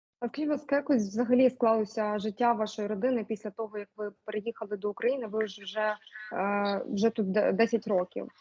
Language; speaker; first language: Ukrainian; native; Ukrainian